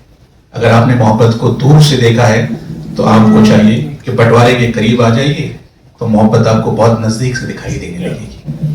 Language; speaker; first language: Hindi; native; Hindi